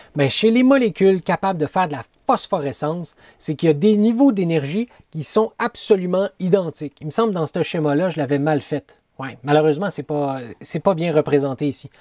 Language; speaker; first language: French; native; French